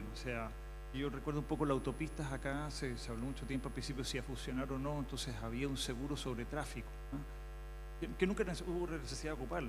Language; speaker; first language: Spanish; native; Spanish